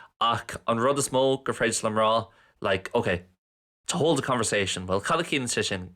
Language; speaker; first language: Irish; non-native, local second language; English